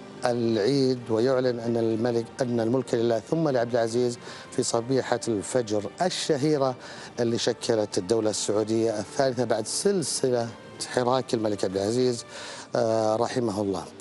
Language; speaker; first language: Arabic; native; Arabic